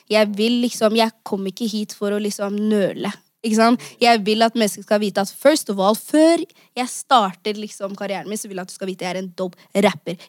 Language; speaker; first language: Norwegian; native; Norwegian